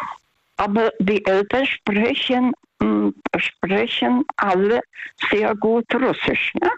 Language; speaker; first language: German; early bilingual, heritage; Russian